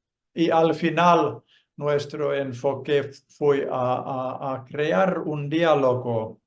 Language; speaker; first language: Spanish; non-native, fluent; Finnish